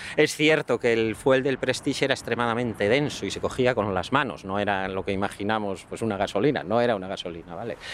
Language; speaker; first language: Spanish; native; Spanish